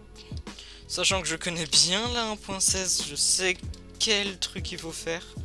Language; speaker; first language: French; native; French